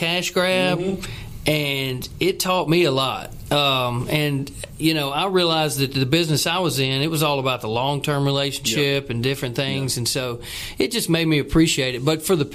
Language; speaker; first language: English; native; English